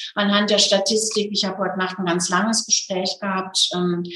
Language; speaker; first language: German; native; German